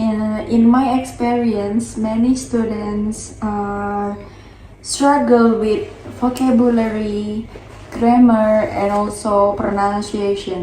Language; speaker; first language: English; non-native, learner; Indonesian